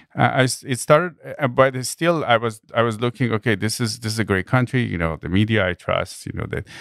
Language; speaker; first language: English; non-native, fluent; Persian